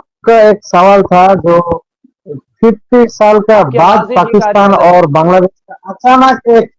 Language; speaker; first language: Hindi; non-native, fluent; Bangla